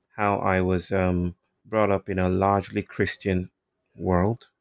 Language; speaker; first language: English; non-native, local second language; Yoruba